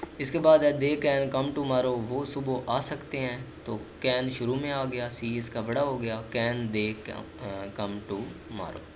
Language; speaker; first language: Urdu; non-native, local second language; Punjabi